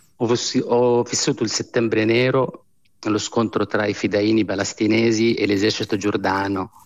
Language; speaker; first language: Italian; non-native, fluent; Arabic